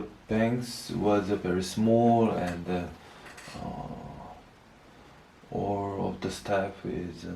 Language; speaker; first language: English; non-native, learner; Korean